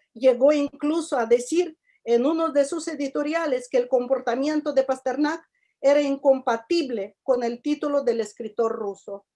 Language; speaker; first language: Spanish; non-native, fluent; Russian